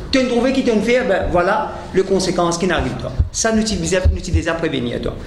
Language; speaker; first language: French; non-native, local second language; Morisyen